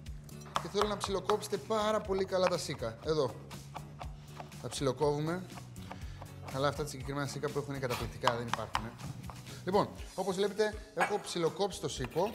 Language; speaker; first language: Greek; native; Greek